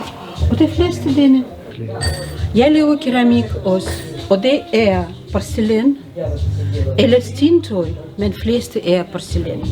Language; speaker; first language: Danish; non-native, learner; Russian